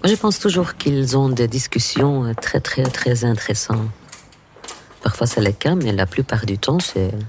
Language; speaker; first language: French; non-native, local second language; Dutch